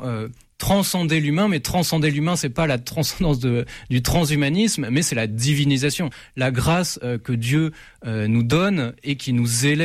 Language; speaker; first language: French; native; French